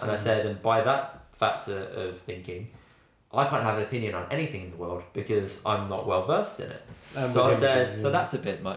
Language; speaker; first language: English; native; English